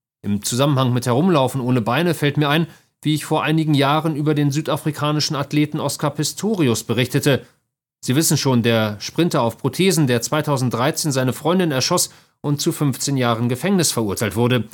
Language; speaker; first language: German; native; German